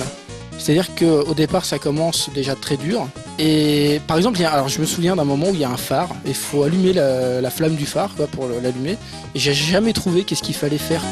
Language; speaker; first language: French; native; French